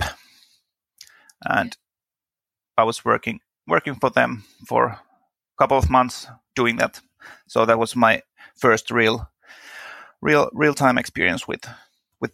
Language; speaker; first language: English; non-native, fluent; Finnish